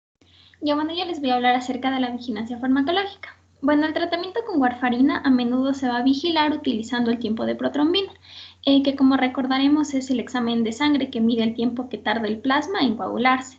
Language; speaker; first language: Spanish; native; Spanish